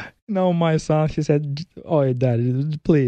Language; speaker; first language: English; non-native, learner; Kazakh